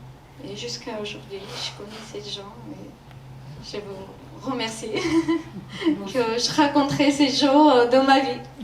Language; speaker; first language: French; non-native, learner; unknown